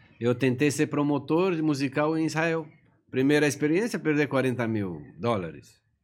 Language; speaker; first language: Portuguese; non-native, fluent; Persian